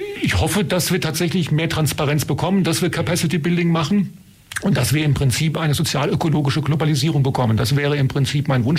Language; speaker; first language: German; native; German